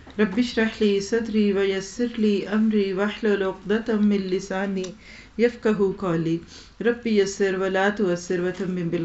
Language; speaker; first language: Urdu; non-native, local second language; Punjabi